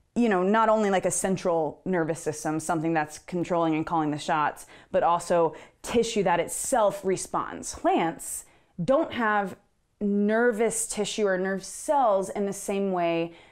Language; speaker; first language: English; native; English